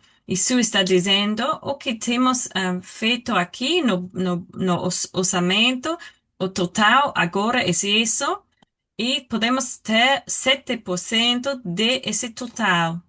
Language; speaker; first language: Portuguese; non-native, learner; English